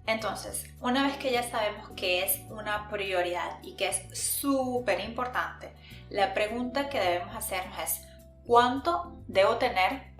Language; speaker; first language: Spanish; native; Spanish